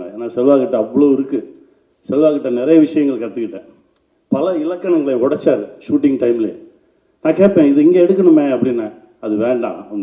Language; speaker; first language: Tamil; native; Tamil